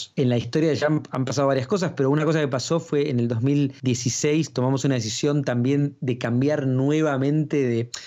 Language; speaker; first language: Spanish; native; Spanish